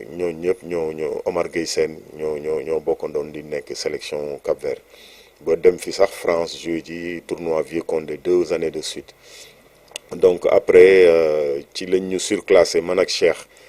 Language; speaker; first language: Wolof; native; Wolof